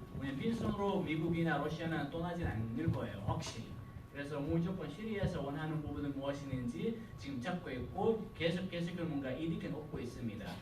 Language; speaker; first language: Korean; non-native, fluent; Arabic